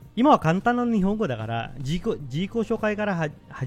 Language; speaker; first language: Japanese; non-native, fluent; Indonesian